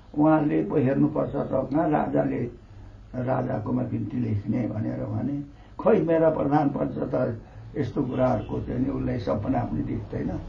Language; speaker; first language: Nepali; non-native, local second language; Limbu